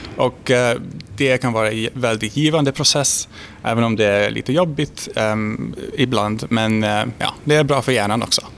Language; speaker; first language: Swedish; non-native, fluent; Hungarian